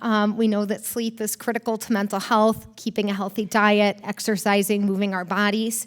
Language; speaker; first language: English; native; English